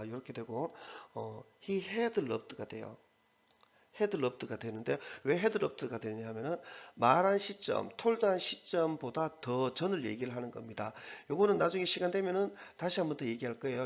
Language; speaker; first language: Korean; native; Korean